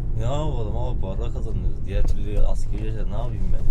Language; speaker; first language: Turkish; native; Turkish